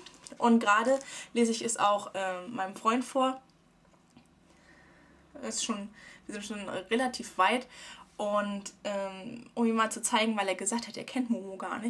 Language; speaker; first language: German; native; German